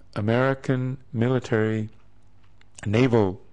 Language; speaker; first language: English; native; English